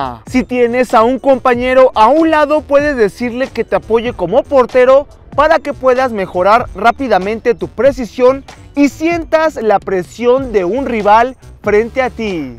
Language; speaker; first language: Spanish; native; Spanish